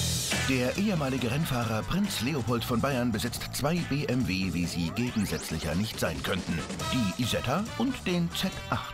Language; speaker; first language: German; native; German